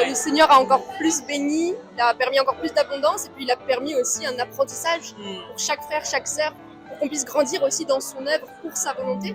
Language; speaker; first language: French; native; French